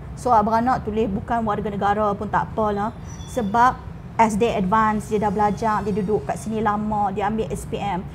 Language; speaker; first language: Malay; native; Malay